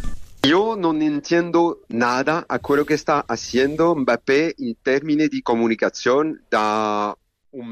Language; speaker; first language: Spanish; non-native, fluent; French